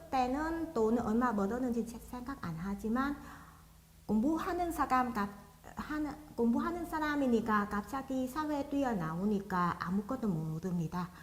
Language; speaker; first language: Korean; non-native, fluent; Khmer